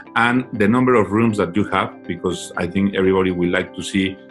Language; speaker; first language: English; non-native, fluent; Spanish